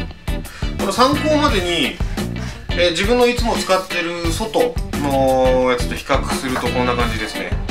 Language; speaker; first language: Japanese; native; Japanese